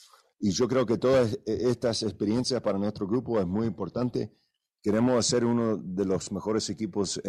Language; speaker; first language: Spanish; early bilingual, heritage; Spanish